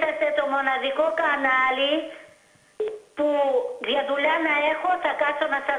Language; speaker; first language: Greek; early bilingual, heritage; Greek